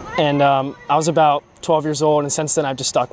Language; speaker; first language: English; native; English